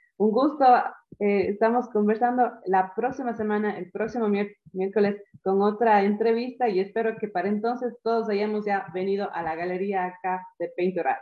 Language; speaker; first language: Spanish; native; Spanish